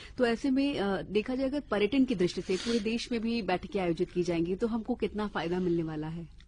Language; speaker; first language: Hindi; native; Hindi